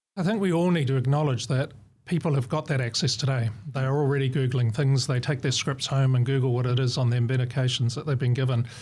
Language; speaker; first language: English; native; English